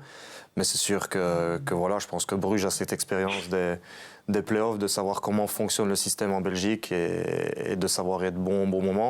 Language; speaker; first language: French; native; French